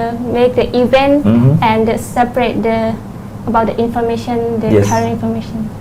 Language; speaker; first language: English; non-native, learner; Thai